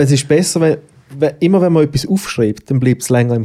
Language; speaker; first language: German; native; German